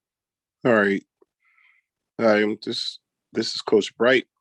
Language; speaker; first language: English; native; English